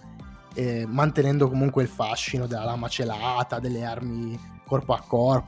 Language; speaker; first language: Italian; native; Italian